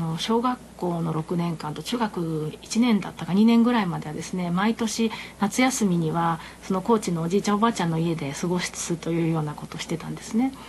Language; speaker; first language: Japanese; native; Japanese